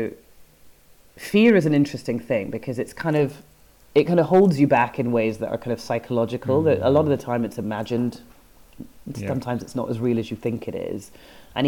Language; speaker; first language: English; native; English